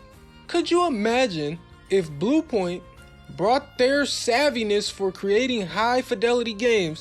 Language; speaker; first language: English; native; English